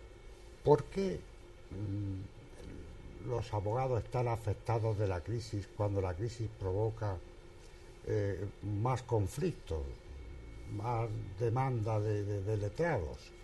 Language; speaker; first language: Spanish; native; Spanish